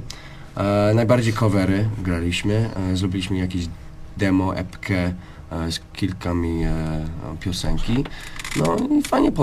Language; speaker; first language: Polish; non-native, learner; English